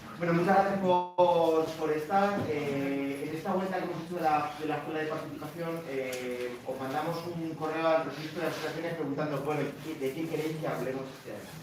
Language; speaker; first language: Spanish; native; Spanish